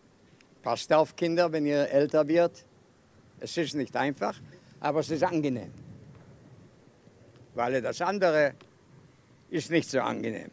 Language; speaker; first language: German; non-native, fluent; Yiddish